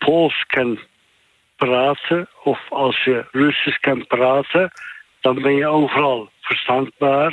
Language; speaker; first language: Dutch; non-native, fluent; Turkish